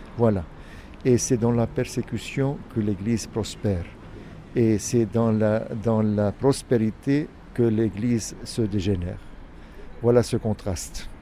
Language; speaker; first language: French; non-native, local second language; Arabic